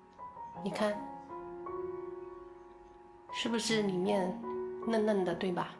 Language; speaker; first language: Chinese; native; Chinese